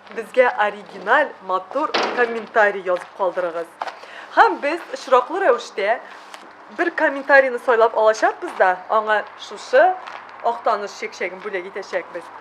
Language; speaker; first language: Tatar; native; Tatar